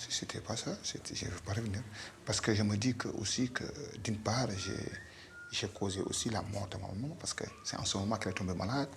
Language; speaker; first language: French; non-native, local second language; Fula